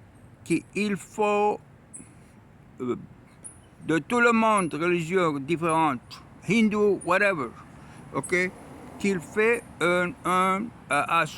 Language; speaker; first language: French; non-native, learner; Arabic